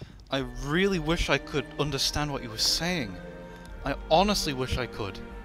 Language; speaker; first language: English; native; English